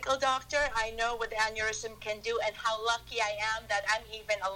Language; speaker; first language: English; non-native, local second language; Filipino